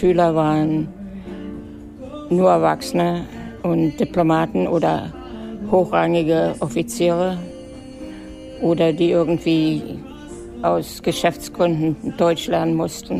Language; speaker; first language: German; native; German